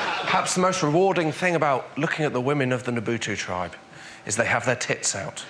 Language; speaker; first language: English; native; English